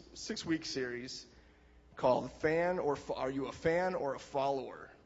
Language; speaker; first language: English; native; English